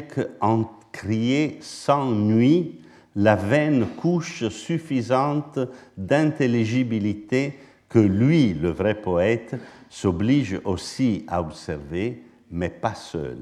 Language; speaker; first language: French; non-native, fluent; Italian